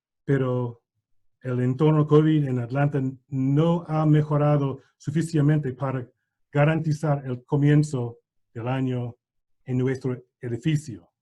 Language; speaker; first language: Spanish; non-native, learner; English